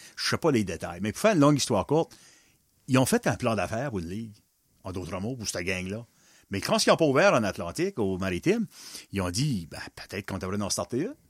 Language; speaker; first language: French; non-native, local second language; English